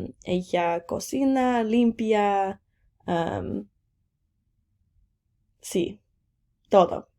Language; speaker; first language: Spanish; non-native, learner; English